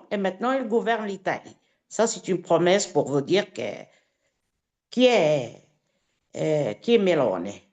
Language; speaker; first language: French; non-native, fluent; Italian